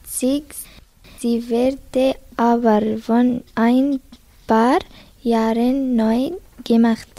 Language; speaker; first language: German; non-native, learner; Arabic